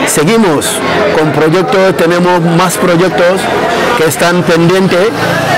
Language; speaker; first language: Spanish; non-native, fluent; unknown